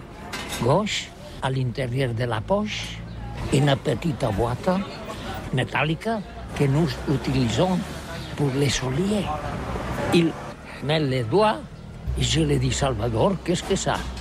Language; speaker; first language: French; non-native, learner; Catalan